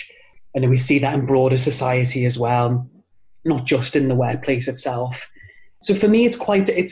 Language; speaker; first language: English; native; English